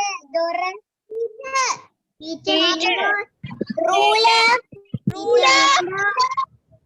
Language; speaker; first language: English; non-native, learner; Sinhala